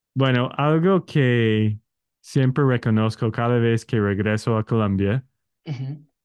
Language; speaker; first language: Spanish; non-native, fluent; English